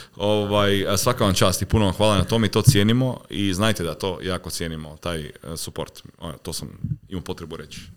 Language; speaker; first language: Croatian; native; Croatian